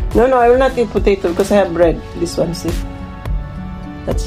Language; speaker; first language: English; non-native, local second language; Filipino